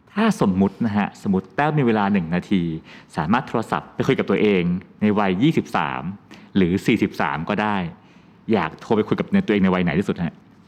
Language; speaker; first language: Thai; native; Thai